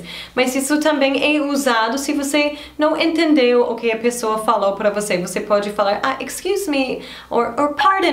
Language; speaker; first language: Portuguese; non-native, fluent; English